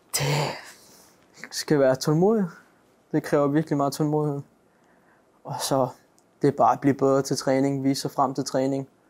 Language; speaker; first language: Danish; native; Danish